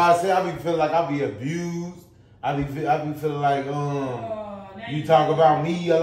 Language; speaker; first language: English; native; English